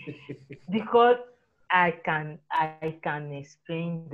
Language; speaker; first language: English; non-native, learner; French